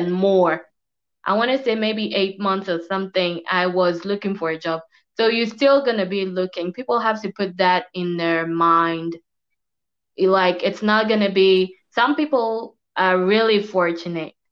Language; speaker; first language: English; non-native, fluent; French